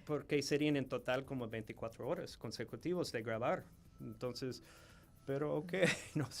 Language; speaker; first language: Spanish; non-native, fluent; English